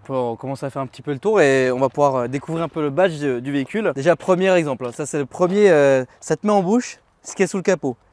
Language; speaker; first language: French; native; French